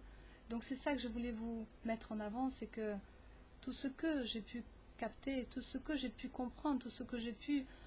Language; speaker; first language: French; native; French